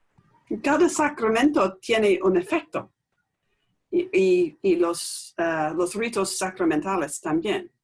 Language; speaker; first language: Spanish; non-native, fluent; English